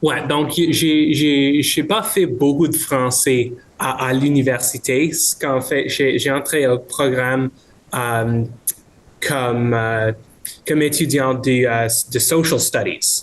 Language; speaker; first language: French; non-native, local second language; English